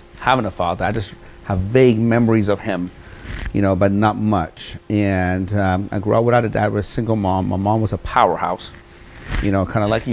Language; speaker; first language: English; early bilingual, other home language; Persian